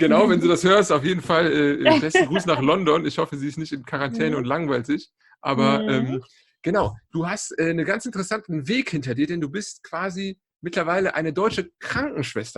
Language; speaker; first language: German; native; German